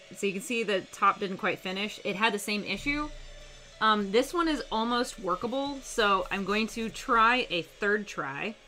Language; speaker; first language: English; native; English